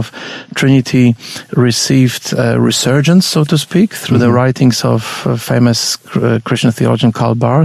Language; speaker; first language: English; non-native, fluent; Polish